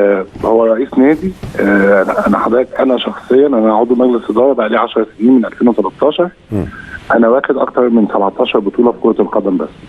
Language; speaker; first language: Arabic; native; Arabic